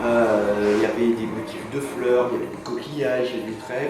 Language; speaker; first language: French; native; French